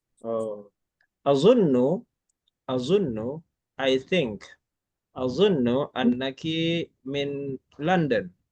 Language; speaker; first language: Arabic; non-native, fluent; Malay